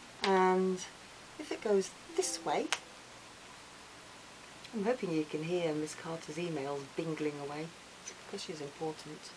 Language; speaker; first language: English; native; English